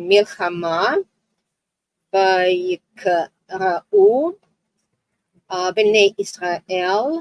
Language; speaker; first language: Hebrew; non-native, learner; English